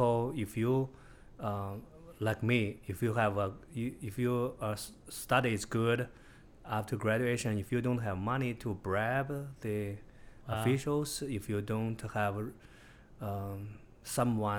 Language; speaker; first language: English; non-native, fluent; Chinese